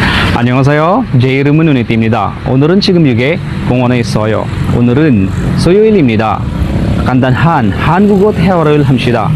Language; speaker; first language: Korean; non-native, learner; Filipino